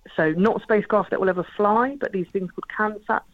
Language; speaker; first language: English; native; English